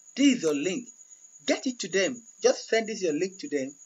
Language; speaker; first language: English; non-native, local second language; Yoruba